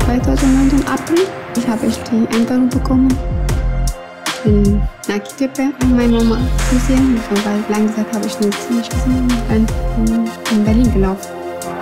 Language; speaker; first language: German; non-native, learner; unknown